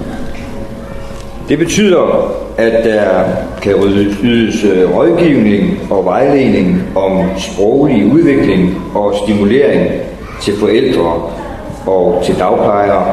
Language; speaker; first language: Danish; native; Danish